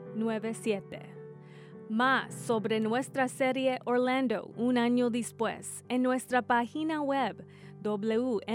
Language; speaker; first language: Spanish; early bilingual, heritage; Spanish